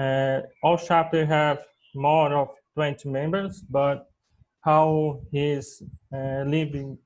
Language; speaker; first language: English; non-native, learner; Portuguese